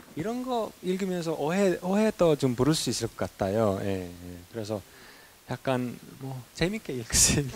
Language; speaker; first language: Korean; non-native, fluent; Finnish